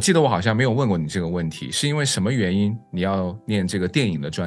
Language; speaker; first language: Chinese; native; Chinese